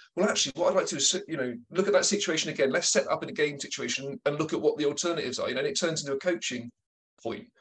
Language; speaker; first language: English; native; English